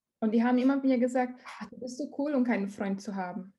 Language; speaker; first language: German; non-native, learner; Portuguese